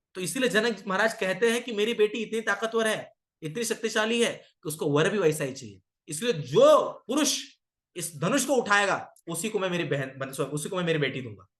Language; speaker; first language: Hindi; non-native, local second language; Marathi